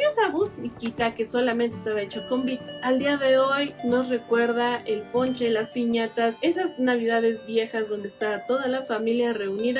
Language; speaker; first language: Spanish; native; Spanish